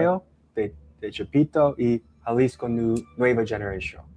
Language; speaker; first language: Spanish; non-native, learner; English